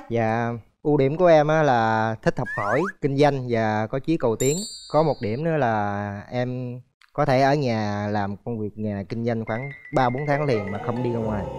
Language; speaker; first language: Vietnamese; native; Vietnamese